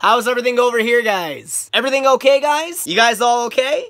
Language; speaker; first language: English; early bilingual, other home language; Japanese